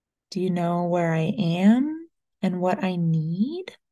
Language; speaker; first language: English; early bilingual, other home language; Spanish